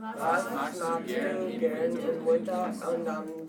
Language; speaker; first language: German; non-native, learner; English